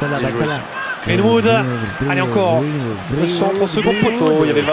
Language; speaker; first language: French; native; French